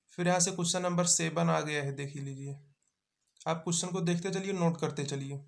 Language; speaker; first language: Hindi; native; Hindi